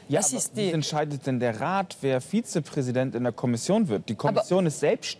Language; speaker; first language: German; native; German